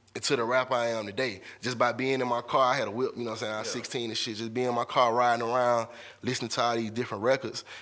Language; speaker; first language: English; native; English